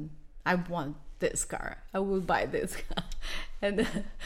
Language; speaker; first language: English; non-native, fluent; Portuguese